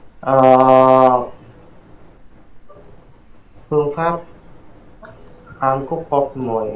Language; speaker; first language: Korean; non-native, learner; Vietnamese